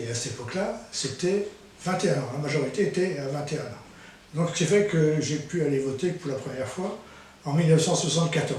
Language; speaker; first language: French; native; French